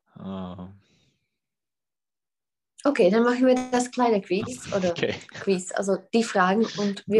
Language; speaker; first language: German; non-native, fluent; Czech